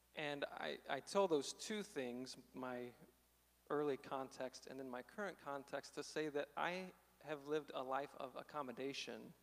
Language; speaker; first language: English; native; English